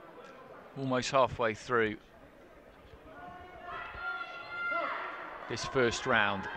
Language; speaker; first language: English; native; English